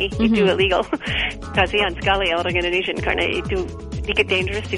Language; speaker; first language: Indonesian; non-native, learner; English